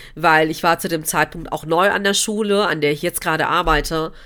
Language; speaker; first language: German; native; German